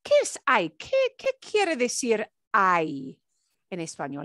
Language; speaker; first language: Spanish; non-native, fluent; English